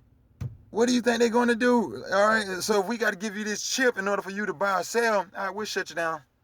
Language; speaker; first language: English; native; English